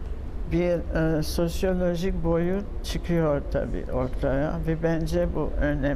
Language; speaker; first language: Turkish; non-native, fluent; French